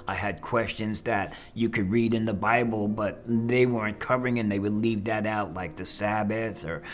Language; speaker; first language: English; native; English